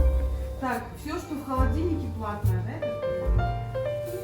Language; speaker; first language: Russian; native; Russian